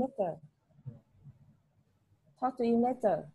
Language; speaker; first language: English; non-native, learner; Vietnamese